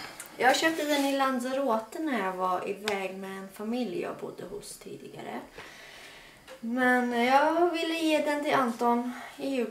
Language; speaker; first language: Swedish; early bilingual, other home language; Latvian